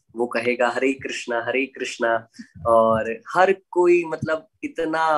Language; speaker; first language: Hindi; native; Hindi